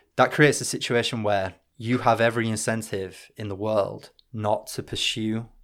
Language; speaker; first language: English; native; English